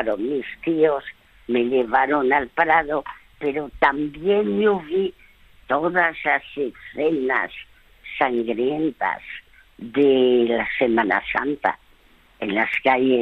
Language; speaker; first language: Spanish; early bilingual, other home language; French